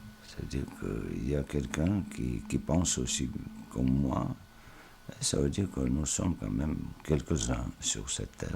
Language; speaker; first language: French; non-native, fluent; Georgian